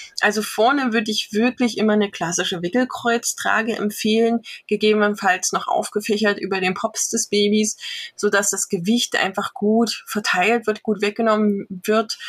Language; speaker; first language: German; native; German